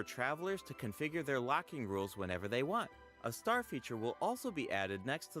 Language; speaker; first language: English; native; English